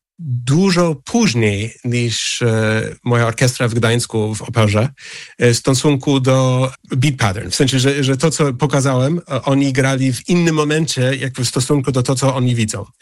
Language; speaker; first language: Polish; non-native, fluent; English